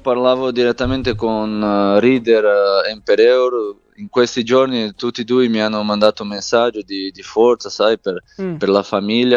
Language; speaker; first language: Italian; non-native, fluent; Portuguese